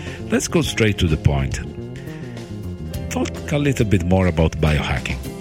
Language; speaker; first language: English; non-native, fluent; Italian